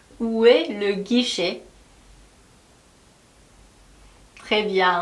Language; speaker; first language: French; non-native, learner; Korean